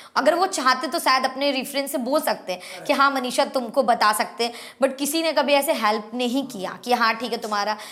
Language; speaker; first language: Hindi; native; Hindi